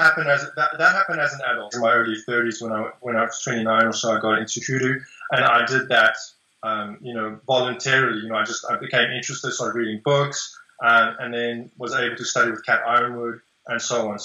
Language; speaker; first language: English; native; English